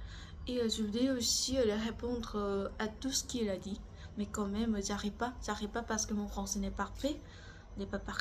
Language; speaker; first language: French; non-native, learner; Korean